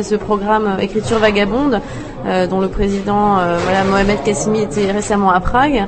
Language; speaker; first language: French; non-native, fluent; Czech